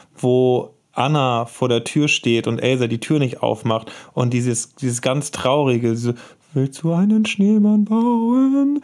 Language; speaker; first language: German; native; German